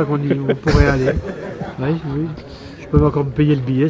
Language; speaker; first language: French; native; French